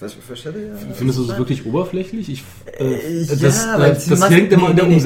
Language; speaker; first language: German; native; German